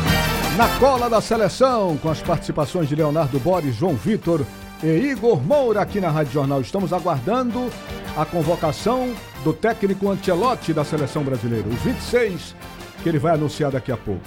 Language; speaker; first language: Portuguese; native; Portuguese